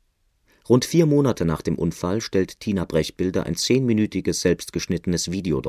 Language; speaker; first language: German; native; German